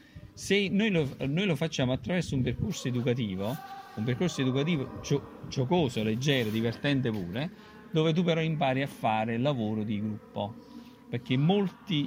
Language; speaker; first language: Italian; native; Italian